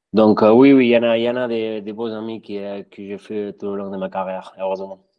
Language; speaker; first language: French; non-native, fluent; Spanish